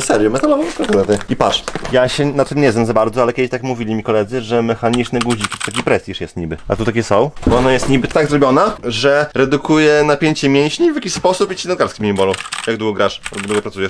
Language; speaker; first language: Polish; native; Polish